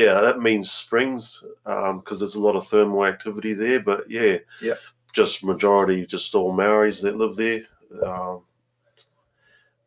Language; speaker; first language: English; native; English